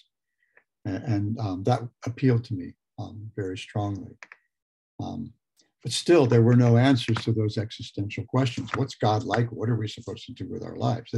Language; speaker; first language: English; native; English